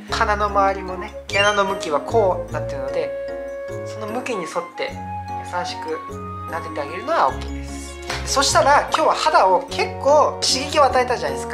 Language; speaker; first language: Japanese; non-native, fluent; Korean